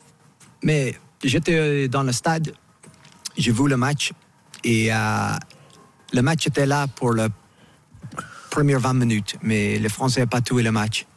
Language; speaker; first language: French; non-native, fluent; English